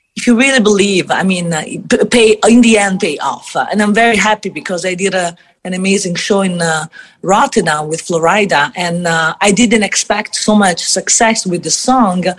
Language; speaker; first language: English; non-native, fluent; Italian